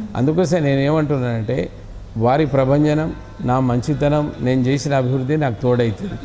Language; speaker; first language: Telugu; non-native, local second language; Lambadi